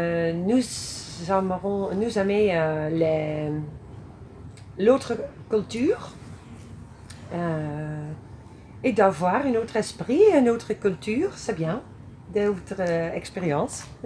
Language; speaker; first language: French; non-native, fluent; Dutch